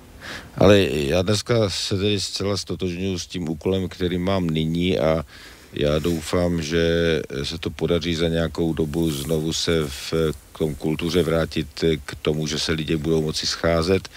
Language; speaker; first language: Czech; native; Czech